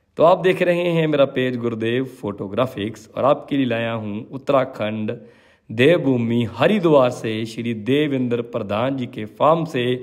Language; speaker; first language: Hindi; native; Hindi